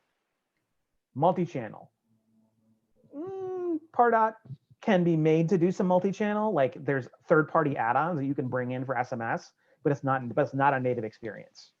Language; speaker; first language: English; native; English